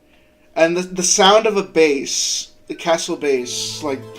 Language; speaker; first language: English; native; English